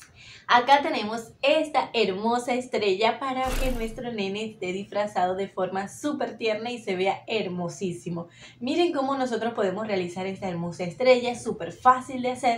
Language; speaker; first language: Spanish; native; Spanish